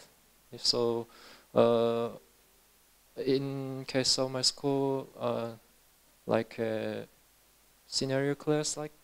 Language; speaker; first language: English; non-native, learner; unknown